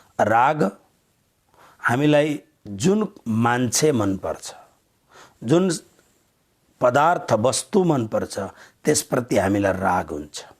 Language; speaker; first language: Nepali; native; Nepali